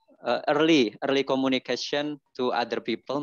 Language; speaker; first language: English; non-native, learner; Indonesian